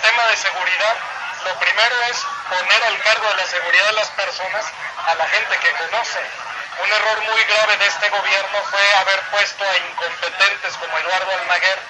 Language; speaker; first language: Spanish; native; Spanish